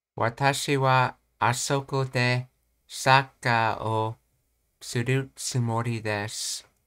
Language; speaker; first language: Japanese; non-native, learner; English